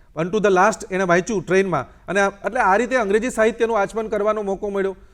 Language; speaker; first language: Gujarati; native; Gujarati